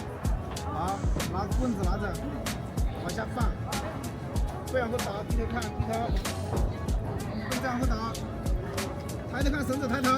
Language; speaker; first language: Chinese; native; Chinese